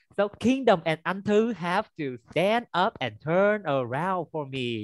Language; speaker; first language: English; non-native, fluent; Vietnamese